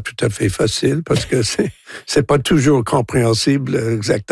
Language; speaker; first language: French; non-native, local second language; English